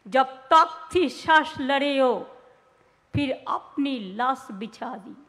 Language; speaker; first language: Hindi; non-native, local second language; Bangla